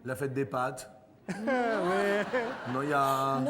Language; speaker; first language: French; native; French